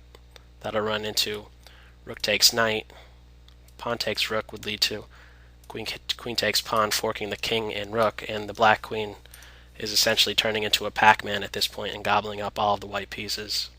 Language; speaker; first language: English; native; English